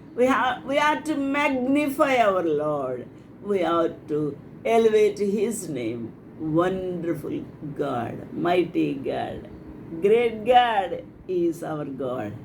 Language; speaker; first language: English; non-native, local second language; Telugu